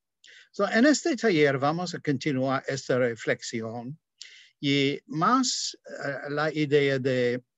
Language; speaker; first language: Spanish; non-native, fluent; English